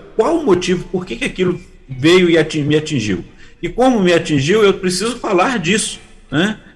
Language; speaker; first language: Portuguese; native; Portuguese